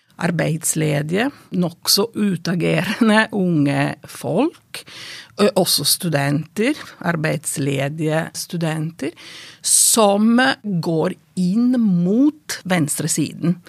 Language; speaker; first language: Norwegian; non-native, fluent; Italian